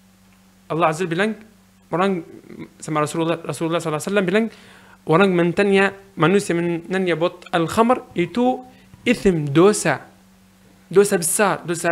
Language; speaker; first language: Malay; non-native, learner; Arabic